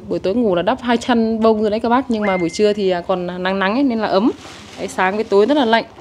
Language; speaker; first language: Vietnamese; native; Vietnamese